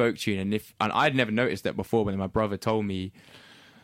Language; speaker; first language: English; native; English